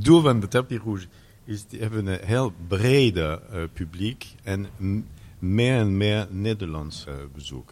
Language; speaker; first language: Dutch; non-native, learner; French